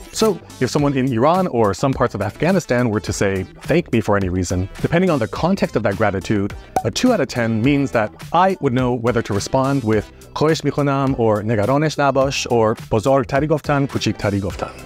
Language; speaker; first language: English; native; English